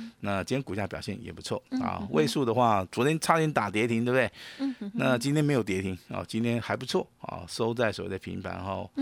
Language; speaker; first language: Chinese; native; Chinese